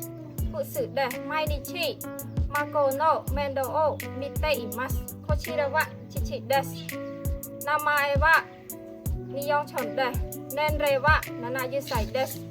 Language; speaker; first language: Japanese; non-native, learner; Khmer